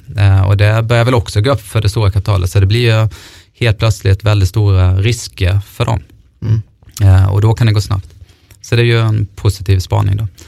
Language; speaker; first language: Swedish; native; Swedish